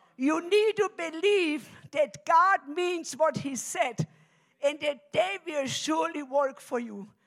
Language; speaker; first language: English; non-native, fluent; German